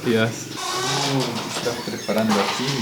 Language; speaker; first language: Spanish; non-native, learner; Korean